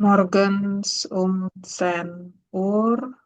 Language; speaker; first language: German; non-native, learner; Indonesian